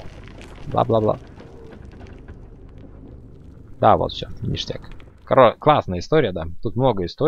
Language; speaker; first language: Russian; native; Russian